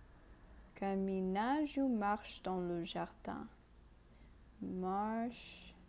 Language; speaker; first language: French; non-native, fluent; English